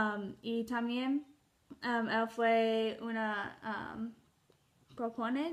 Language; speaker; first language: Spanish; non-native, learner; English